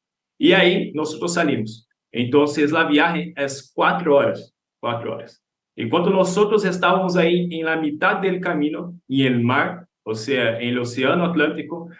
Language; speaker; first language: Spanish; non-native, learner; Portuguese